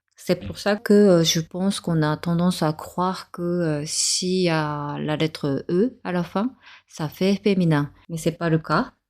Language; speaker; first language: French; non-native, fluent; Japanese